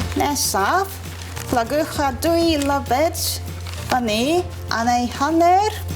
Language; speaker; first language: Welsh; non-native, fluent; Japanese